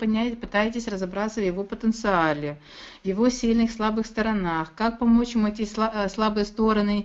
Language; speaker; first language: Russian; native; Russian